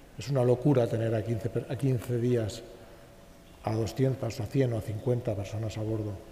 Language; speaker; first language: Spanish; native; Spanish